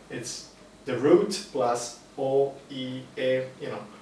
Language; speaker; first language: English; non-native, fluent; Italian